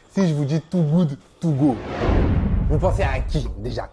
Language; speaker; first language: French; native; French